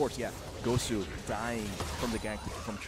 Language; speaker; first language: English; non-native, local second language; Filipino